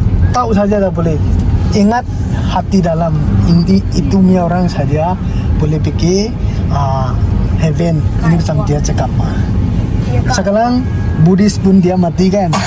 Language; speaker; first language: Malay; non-native, learner; Tedim Chin